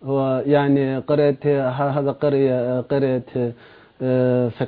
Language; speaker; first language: Arabic; non-native, learner; Chinese